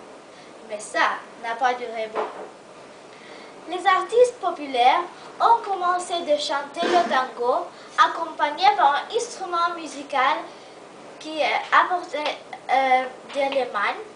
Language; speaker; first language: French; non-native, learner; Spanish